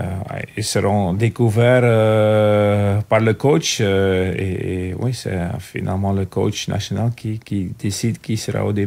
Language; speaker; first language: French; non-native, local second language; Dutch